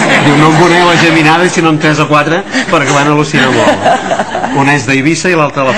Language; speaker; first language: Catalan; native; Catalan